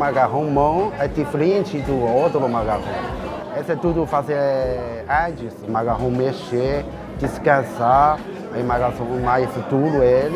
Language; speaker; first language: Portuguese; non-native, learner; Chinese